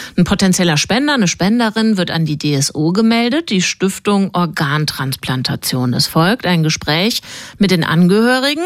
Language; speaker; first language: German; native; German